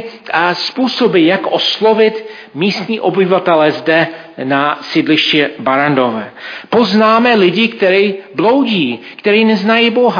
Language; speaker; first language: Czech; non-native, fluent; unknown